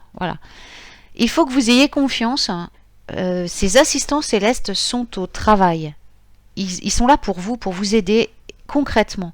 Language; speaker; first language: French; native; French